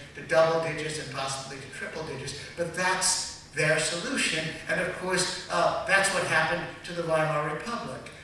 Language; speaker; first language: English; native; English